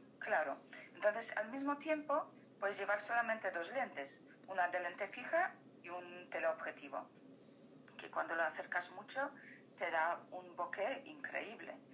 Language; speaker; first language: Spanish; non-native, fluent; Polish